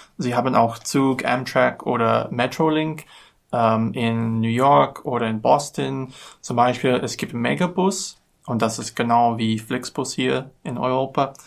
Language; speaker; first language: German; non-native, learner; English